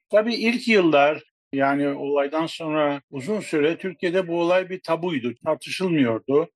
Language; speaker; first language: Turkish; non-native, local second language; Greek